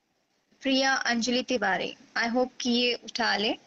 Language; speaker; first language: Hindi; native; Hindi